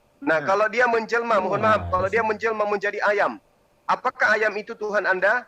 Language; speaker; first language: Indonesian; native; Indonesian